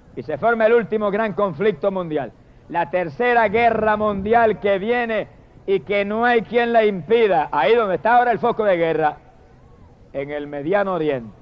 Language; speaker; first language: Spanish; native; Spanish